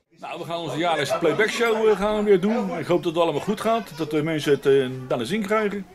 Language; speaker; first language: Dutch; native; Dutch